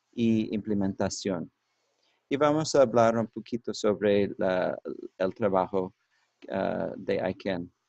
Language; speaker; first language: Spanish; non-native, learner; English